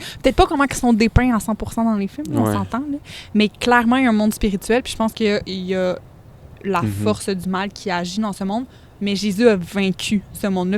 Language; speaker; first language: French; native; French